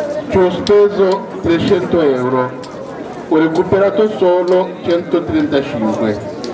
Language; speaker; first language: Italian; non-native, fluent; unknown